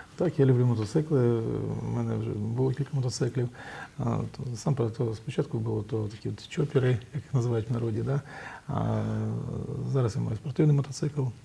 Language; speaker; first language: Ukrainian; native; Ukrainian